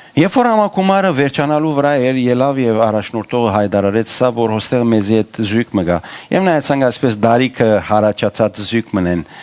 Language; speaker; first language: Armenian; early bilingual, heritage; Armenian